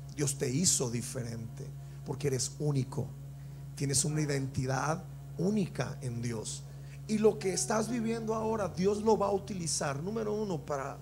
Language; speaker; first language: Spanish; native; Spanish